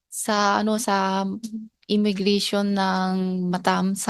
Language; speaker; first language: Filipino; non-native, learner; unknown